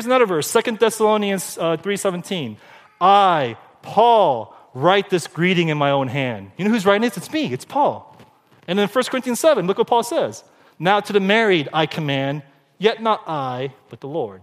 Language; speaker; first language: English; native; English